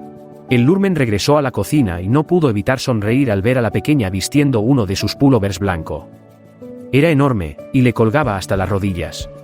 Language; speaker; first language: Spanish; native; Spanish